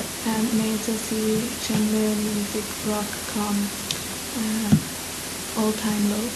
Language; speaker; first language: French; non-native, learner; English